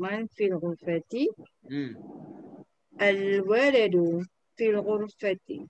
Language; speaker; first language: Arabic; non-native, learner; Malay